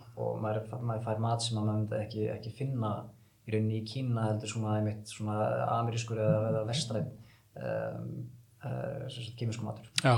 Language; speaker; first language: Icelandic; early bilingual, heritage; Icelandic